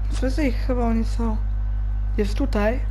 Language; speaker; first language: Polish; early bilingual, heritage; German